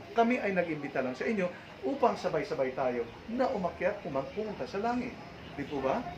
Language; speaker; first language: Filipino; non-native, local second language; Cebuano